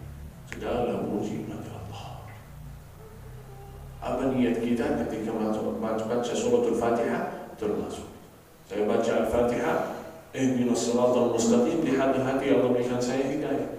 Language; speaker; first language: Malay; non-native, fluent; Arabic